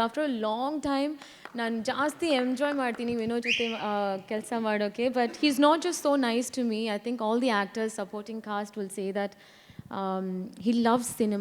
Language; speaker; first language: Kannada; non-native, learner; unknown